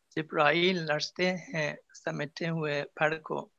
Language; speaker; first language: Urdu; non-native, fluent; Azerbaijani